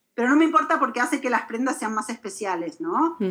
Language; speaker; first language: Spanish; native; Spanish